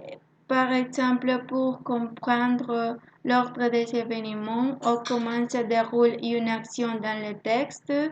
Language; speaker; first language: French; non-native, learner; Spanish